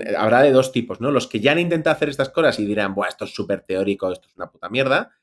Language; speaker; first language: Spanish; native; Spanish